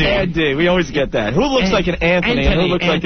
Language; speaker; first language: English; native; English